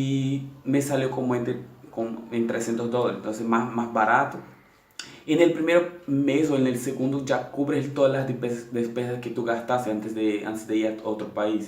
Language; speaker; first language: Spanish; non-native, local second language; Portuguese